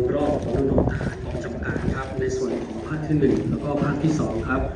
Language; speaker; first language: Thai; native; Thai